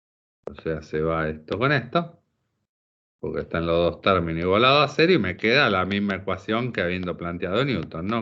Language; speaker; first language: Spanish; native; Spanish